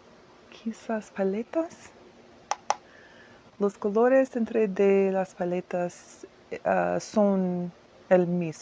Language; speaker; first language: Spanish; non-native, learner; English